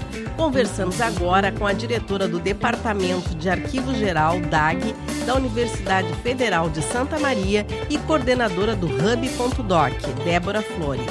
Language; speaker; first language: Portuguese; native; Portuguese